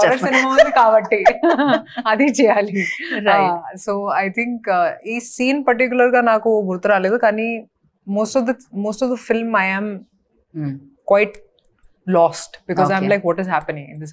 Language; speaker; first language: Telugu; non-native, fluent; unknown